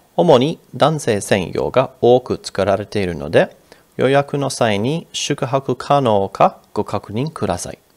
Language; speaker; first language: Japanese; non-native, fluent; English